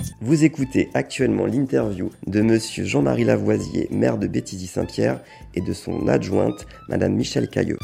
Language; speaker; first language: French; native; French